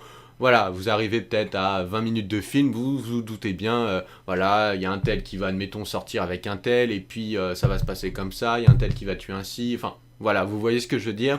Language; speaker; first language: French; native; French